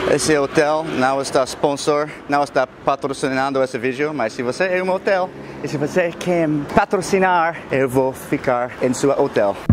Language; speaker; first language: Portuguese; non-native, fluent; English